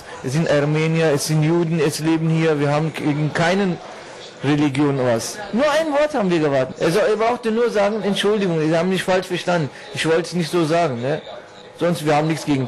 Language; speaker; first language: German; non-native, learner; Turkish